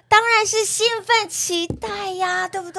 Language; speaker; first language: Chinese; native; Chinese